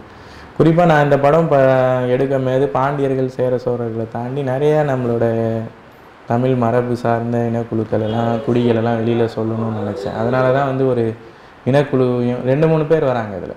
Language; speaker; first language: Tamil; native; Tamil